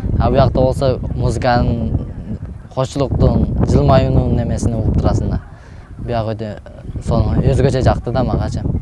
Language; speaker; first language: Kyrgyz; early bilingual, heritage; Kyrgyz